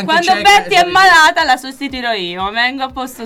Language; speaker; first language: Italian; native; Italian